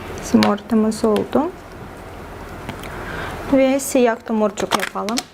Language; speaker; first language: Turkish; non-native, fluent; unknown